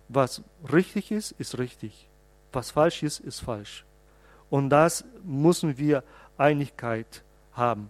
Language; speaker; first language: German; non-native, fluent; Portuguese